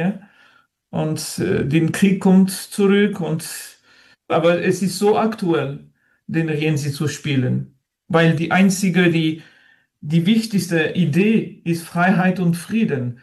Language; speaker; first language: German; non-native, fluent; French